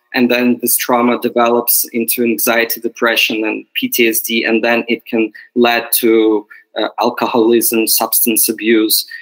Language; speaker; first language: English; non-native, fluent; Ukrainian